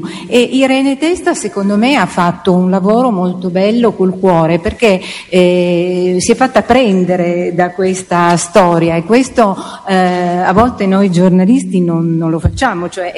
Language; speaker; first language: Italian; native; Italian